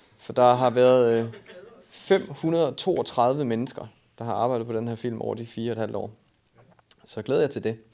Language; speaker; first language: Danish; native; Danish